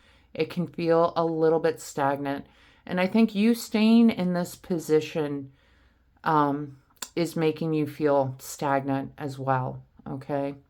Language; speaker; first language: English; native; English